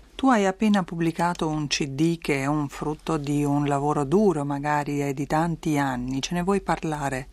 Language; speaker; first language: Italian; native; Italian